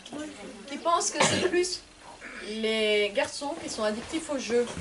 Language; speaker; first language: French; native; French